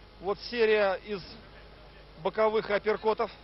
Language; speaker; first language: Russian; native; Russian